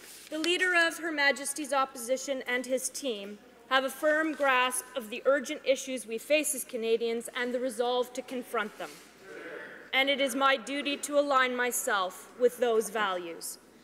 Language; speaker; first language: English; native; English